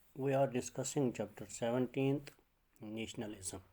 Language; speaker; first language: English; non-native, local second language; Urdu